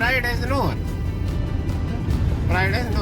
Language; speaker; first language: English; non-native, learner; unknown